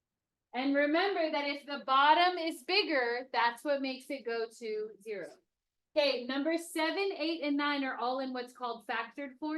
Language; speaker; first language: English; native; English